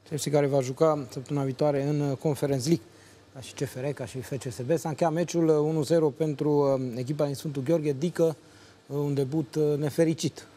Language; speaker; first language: Romanian; native; Romanian